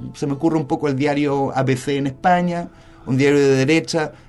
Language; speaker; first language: Spanish; early bilingual, other home language; German